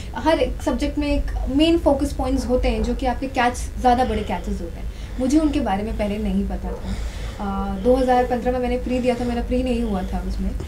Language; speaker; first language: Hindi; native; Hindi